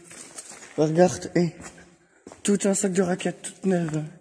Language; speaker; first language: French; native; French